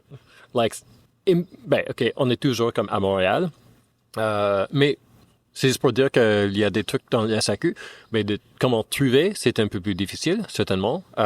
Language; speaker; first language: French; non-native, fluent; English